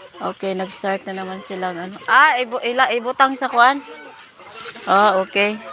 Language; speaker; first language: Filipino; non-native, local second language; Cebuano